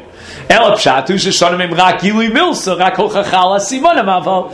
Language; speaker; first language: Hebrew; non-native, fluent; English